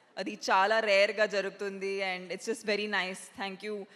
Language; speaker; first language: Telugu; non-native, local second language; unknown